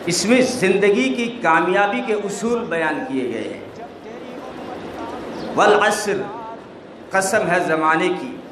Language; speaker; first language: Urdu; non-native, local second language; Gujarati